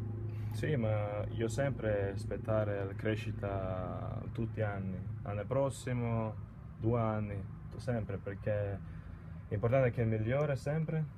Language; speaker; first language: Italian; non-native, learner; Latvian